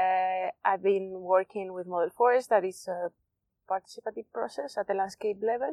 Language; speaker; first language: English; non-native, fluent; Spanish